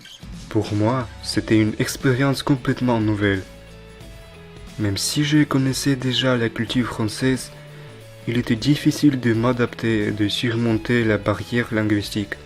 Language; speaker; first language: French; non-native, fluent; Ukrainian